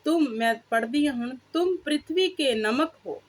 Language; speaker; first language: Hindi; non-native, local second language; Punjabi